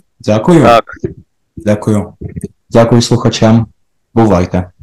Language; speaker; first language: Ukrainian; native; Ukrainian